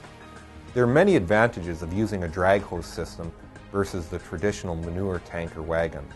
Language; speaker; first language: English; native; English